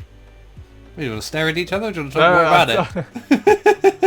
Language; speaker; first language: English; native; English